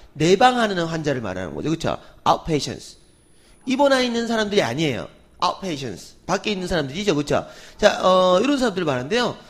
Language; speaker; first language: Korean; native; Korean